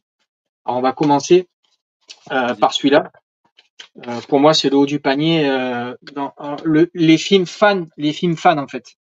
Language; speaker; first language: French; native; French